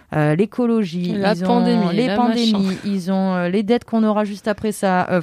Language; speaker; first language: French; native; French